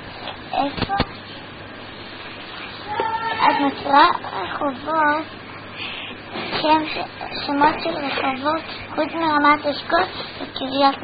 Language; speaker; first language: Hebrew; early bilingual, other home language; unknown